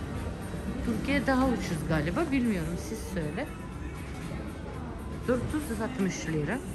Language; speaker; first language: Turkish; non-native, learner; Russian